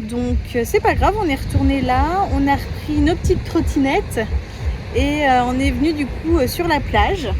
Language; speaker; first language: French; native; French